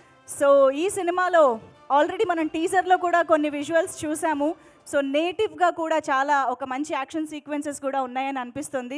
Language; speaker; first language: Telugu; native; Telugu